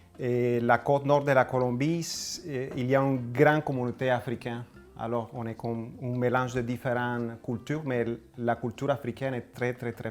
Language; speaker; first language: French; non-native, fluent; Spanish